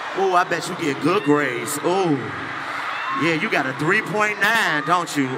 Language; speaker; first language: English; native; English